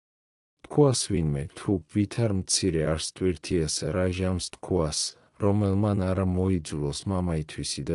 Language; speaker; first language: Georgian; native; Georgian